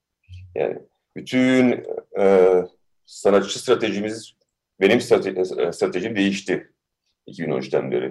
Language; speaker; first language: Turkish; early bilingual, heritage; Turkish